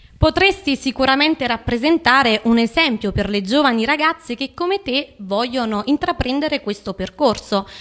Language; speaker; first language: Italian; native; Italian